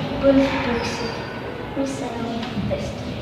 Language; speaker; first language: Estonian; non-native, local second language; Russian